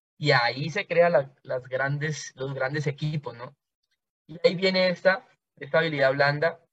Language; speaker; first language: Spanish; native; Spanish